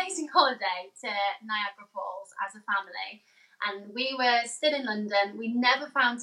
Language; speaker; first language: English; native; English